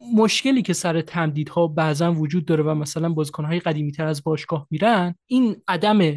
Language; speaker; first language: Persian; native; Persian